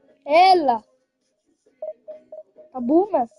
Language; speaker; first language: Greek; non-native, learner; Romanian